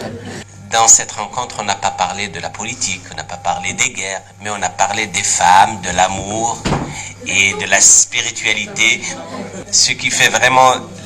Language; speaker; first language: French; non-native, local second language; Arabic